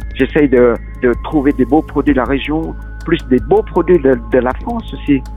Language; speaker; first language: French; early bilingual, other home language; Lao